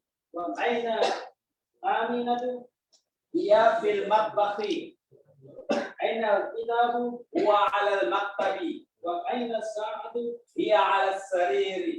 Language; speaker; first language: Arabic; non-native, learner; Indonesian